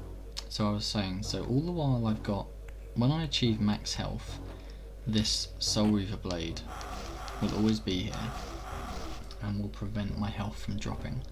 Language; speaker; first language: English; native; English